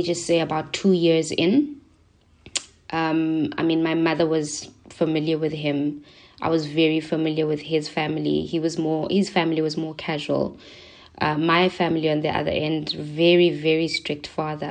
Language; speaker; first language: English; non-native, local second language; Zulu